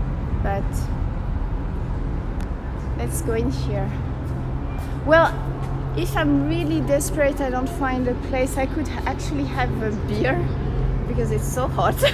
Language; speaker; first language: English; non-native, fluent; French